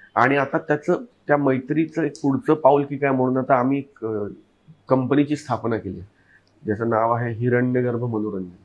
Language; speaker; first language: Marathi; native; Marathi